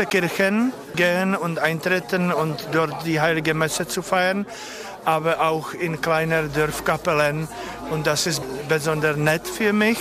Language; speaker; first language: German; non-native, fluent; Czech